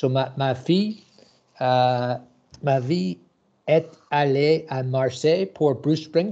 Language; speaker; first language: French; non-native, learner; English